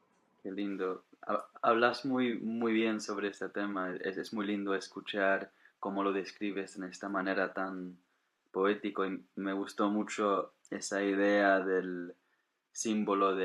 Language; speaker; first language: Spanish; non-native, fluent; English